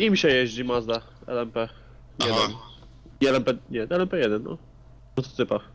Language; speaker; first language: Polish; native; Polish